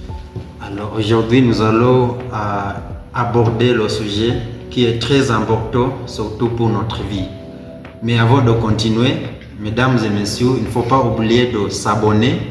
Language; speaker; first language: French; non-native, learner; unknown